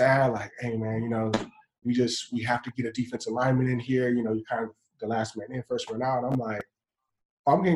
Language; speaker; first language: English; native; English